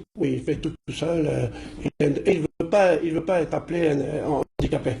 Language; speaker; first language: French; non-native, local second language; Arabic